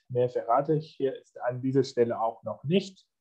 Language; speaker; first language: German; non-native, fluent; Chinese